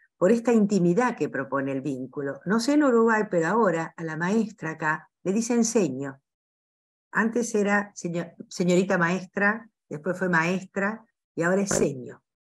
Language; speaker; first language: Spanish; native; Spanish